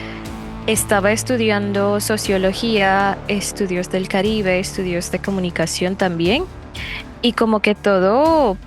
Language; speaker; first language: Spanish; non-native, fluent; English